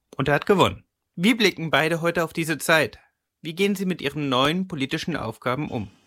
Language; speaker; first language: German; native; German